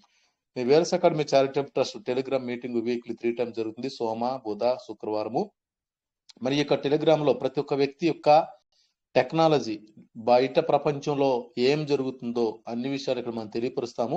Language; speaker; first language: Telugu; native; Telugu